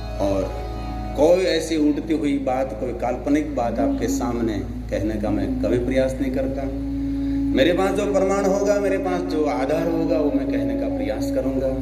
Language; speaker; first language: Hindi; non-native, local second language; Gujarati